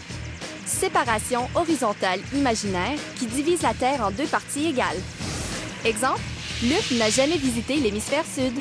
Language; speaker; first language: French; native; French